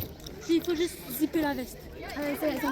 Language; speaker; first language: French; native; French